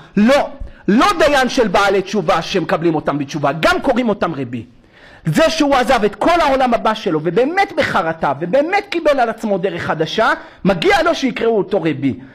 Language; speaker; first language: Hebrew; native; Hebrew